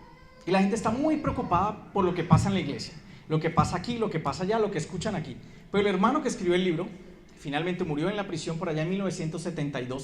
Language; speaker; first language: Spanish; native; Spanish